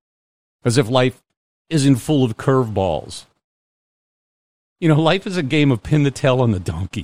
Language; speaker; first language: English; native; English